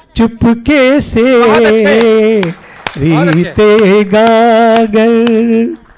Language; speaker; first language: Hindi; native; Hindi